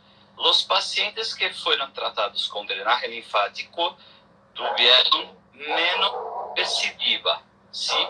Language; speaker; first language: Spanish; non-native, learner; Portuguese